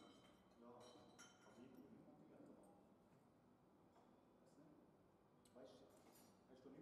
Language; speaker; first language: German; non-native, learner; Italian